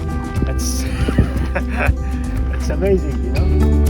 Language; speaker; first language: English; non-native, learner; Arabic